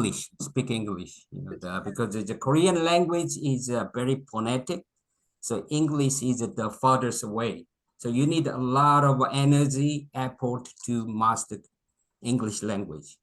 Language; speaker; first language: English; non-native, local second language; Korean